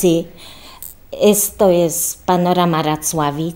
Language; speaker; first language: Spanish; non-native, learner; Polish